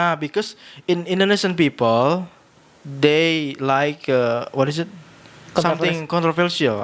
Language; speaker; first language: English; non-native, learner; Indonesian